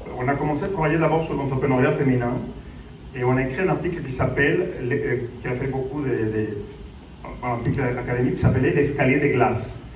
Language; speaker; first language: French; non-native, fluent; Spanish